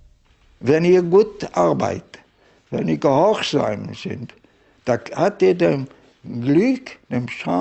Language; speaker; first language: German; non-native, learner; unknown